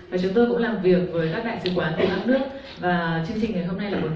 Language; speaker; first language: Vietnamese; native; Vietnamese